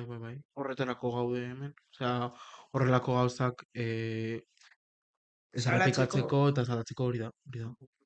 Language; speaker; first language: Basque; non-native, local second language; Spanish